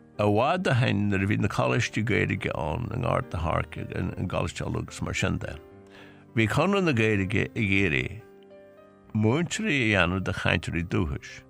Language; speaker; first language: Irish; native; Irish